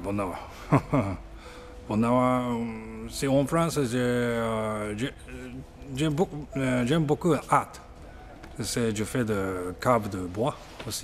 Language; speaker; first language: French; non-native, learner; Japanese